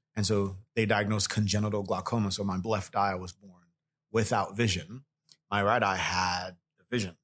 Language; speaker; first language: English; early bilingual, other home language; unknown